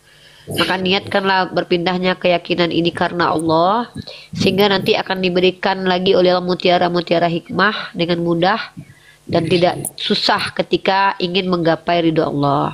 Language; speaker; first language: Indonesian; native; Indonesian